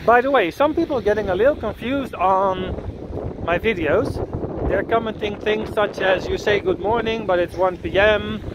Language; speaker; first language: English; non-native, fluent; Dutch